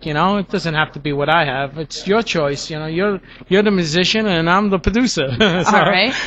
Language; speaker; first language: English; early bilingual, other home language; Italian